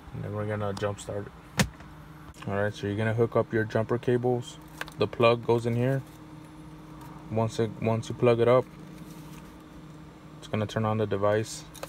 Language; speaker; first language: English; early bilingual, other home language; Spanish